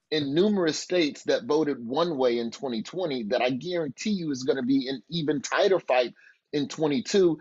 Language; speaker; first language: English; native; English